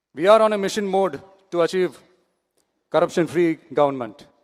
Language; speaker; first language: English; non-native, local second language; Tamil